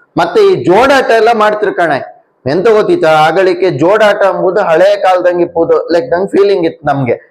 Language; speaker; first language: Kannada; native; Kannada